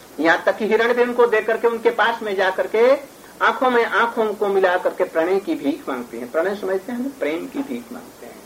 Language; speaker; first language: Hindi; native; Hindi